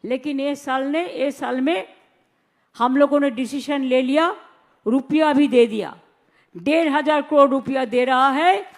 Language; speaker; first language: Hindi; non-native, local second language; Bangla